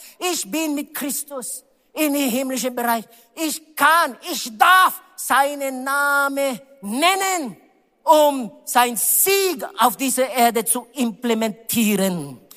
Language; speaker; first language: German; non-native, learner; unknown